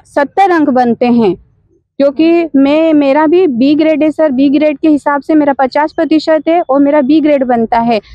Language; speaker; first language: Hindi; native; Hindi